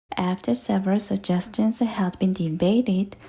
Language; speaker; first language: English; non-native, fluent; Korean